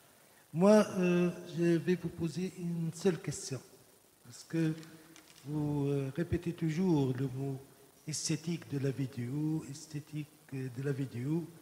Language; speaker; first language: French; non-native, local second language; Arabic